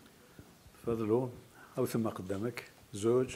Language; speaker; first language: Arabic; native; Arabic